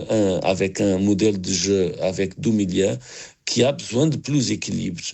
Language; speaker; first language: French; non-native, learner; Portuguese